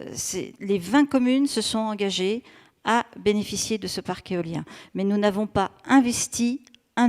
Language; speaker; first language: French; native; French